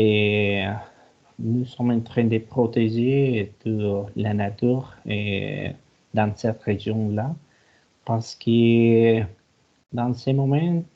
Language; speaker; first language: French; non-native, learner; Spanish